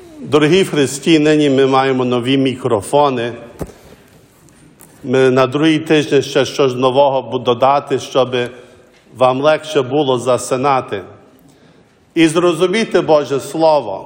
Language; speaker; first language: Ukrainian; early bilingual, heritage; Ukrainian